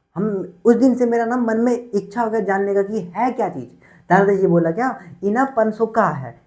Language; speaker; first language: Hindi; native; Hindi